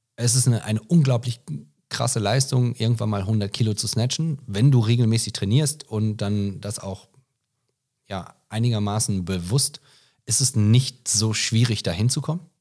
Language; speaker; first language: German; non-native, fluent; English